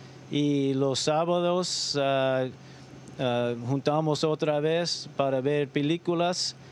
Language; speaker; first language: Spanish; early bilingual, other home language; English